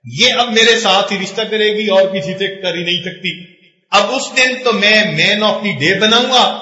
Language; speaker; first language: Urdu; non-native, local second language; Punjabi